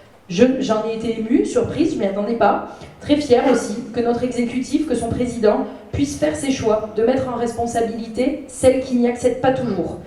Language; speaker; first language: French; native; French